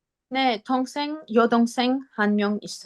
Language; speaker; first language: Korean; non-native, learner; Armenian